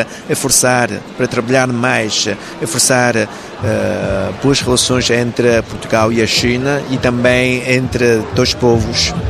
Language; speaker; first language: Portuguese; non-native, local second language; Cantonese